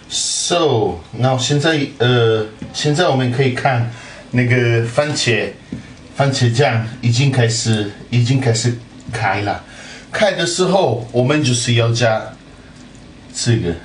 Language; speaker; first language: Chinese; non-native, fluent; Italian